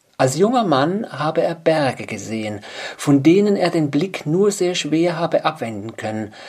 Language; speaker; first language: German; native; German